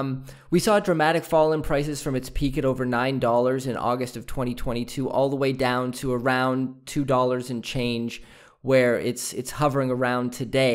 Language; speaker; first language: English; native; English